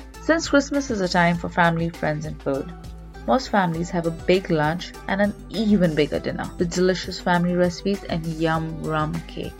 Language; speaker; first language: English; non-native, local second language; Hindi